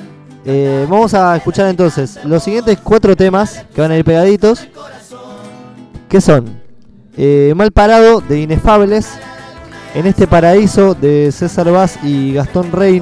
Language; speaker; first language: Spanish; native; Spanish